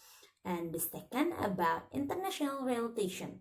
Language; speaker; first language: English; non-native, learner; Indonesian